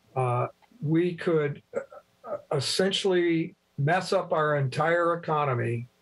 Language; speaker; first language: English; native; English